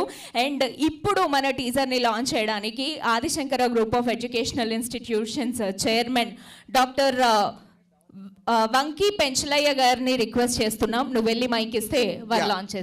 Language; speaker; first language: Telugu; native; Telugu